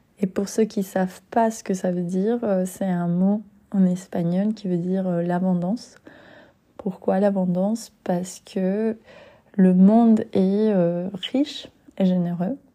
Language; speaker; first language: French; non-native, fluent; Spanish